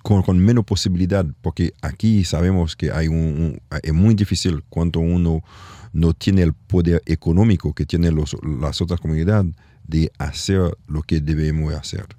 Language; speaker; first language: Spanish; non-native, learner; French